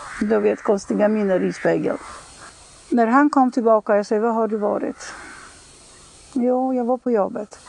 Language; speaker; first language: Swedish; non-native, fluent; Polish